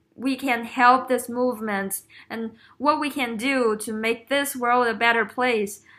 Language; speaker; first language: English; non-native, fluent; Chinese